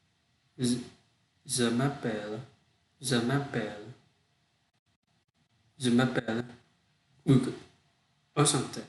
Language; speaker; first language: French; non-native, learner; Vietnamese